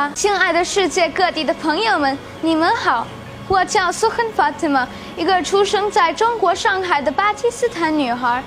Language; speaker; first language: Chinese; early bilingual, other home language; Urdu